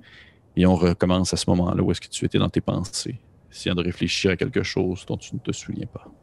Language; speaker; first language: French; native; French